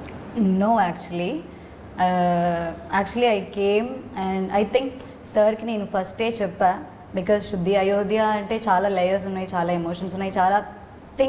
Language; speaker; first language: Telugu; non-native, learner; Malayalam